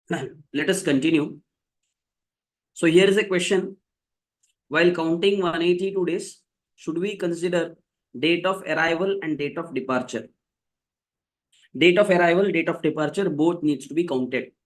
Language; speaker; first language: English; non-native, local second language; Kannada